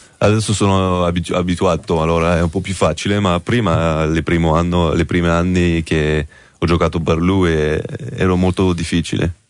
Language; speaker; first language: Italian; non-native, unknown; French